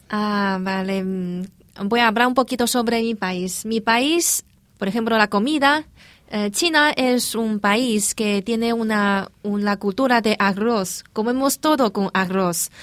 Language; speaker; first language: Spanish; non-native, fluent; Chinese